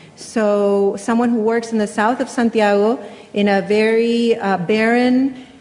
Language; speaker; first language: English; native; English